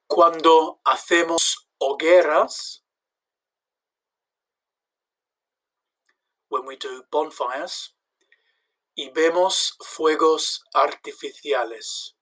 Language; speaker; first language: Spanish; non-native, fluent; English